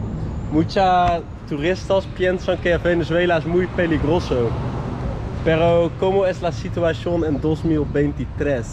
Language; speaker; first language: Spanish; non-native, learner; Dutch